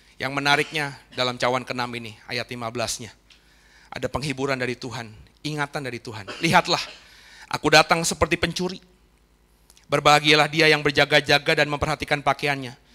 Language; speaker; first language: Indonesian; native; Indonesian